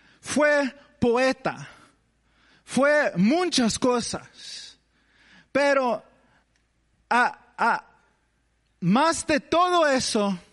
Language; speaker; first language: Spanish; early bilingual, heritage; English